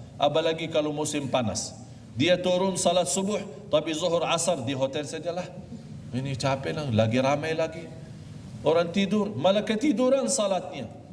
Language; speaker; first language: Malay; non-native, fluent; Arabic